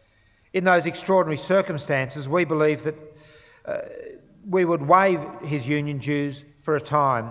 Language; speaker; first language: English; native; English